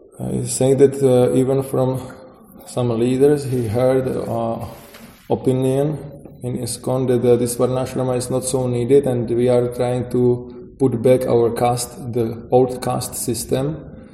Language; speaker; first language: English; non-native, fluent; Czech